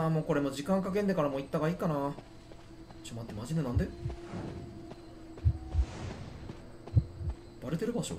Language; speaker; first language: Japanese; native; Japanese